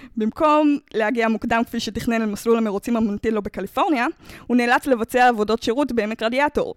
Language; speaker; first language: Hebrew; native; Hebrew